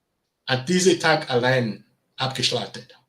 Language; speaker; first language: German; non-native, learner; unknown